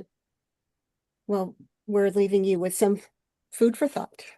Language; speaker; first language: English; native; English